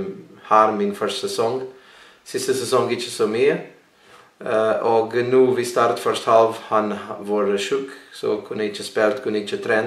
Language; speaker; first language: Norwegian; non-native, learner; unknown